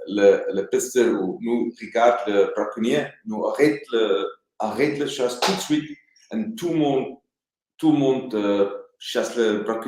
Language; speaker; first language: French; non-native, learner; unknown